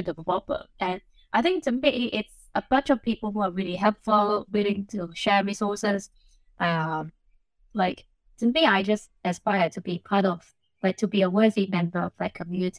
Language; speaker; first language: English; non-native, local second language; Cantonese